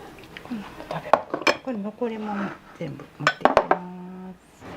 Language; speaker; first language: Japanese; native; Japanese